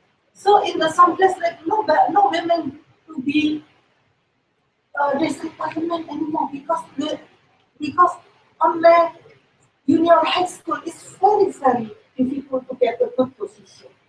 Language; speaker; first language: English; non-native, learner; Indonesian